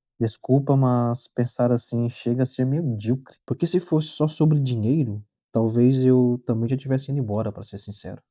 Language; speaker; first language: Portuguese; native; Portuguese